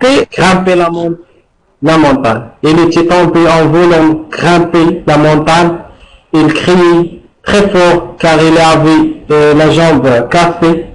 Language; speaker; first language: French; non-native, learner; Arabic